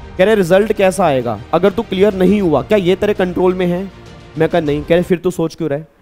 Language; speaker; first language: Hindi; native; Hindi